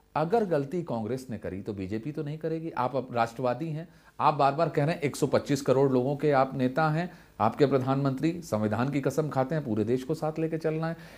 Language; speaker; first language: Hindi; native; Hindi